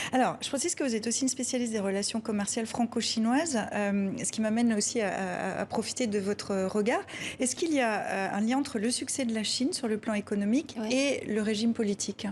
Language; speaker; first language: French; native; French